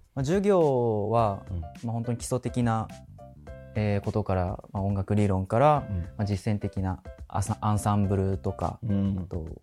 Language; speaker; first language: Japanese; native; Japanese